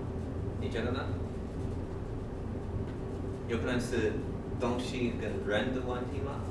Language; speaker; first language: Chinese; non-native, fluent; English